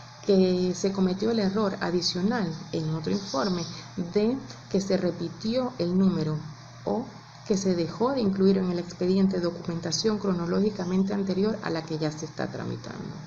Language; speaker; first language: Spanish; native; Spanish